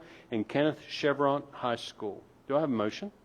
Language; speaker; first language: English; native; English